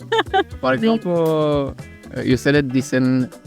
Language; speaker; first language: Spanish; non-native, learner; French